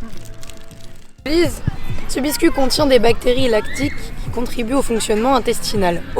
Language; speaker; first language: French; native; French